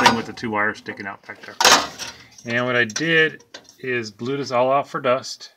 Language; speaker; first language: English; native; English